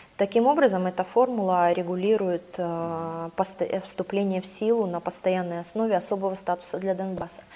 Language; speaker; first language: Russian; native; Russian